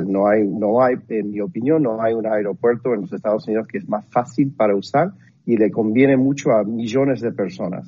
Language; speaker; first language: Spanish; non-native, fluent; English